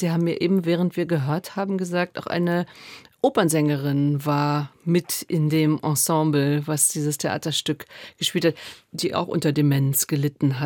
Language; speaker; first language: German; native; German